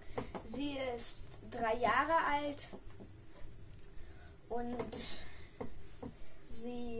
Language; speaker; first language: German; early bilingual, other home language; Russian